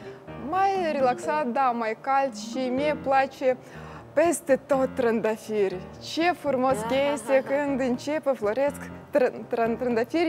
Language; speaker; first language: Romanian; non-native, learner; Russian